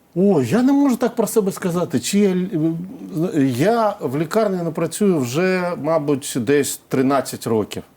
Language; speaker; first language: Ukrainian; non-native, local second language; Russian